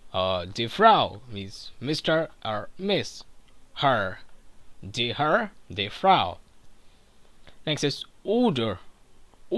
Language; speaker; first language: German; non-native, learner; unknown